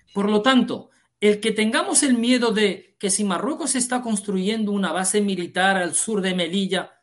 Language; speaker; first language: Spanish; early bilingual, heritage; Arabic